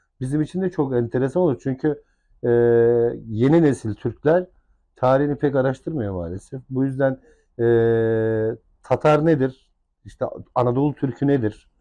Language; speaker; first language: Turkish; native; Turkish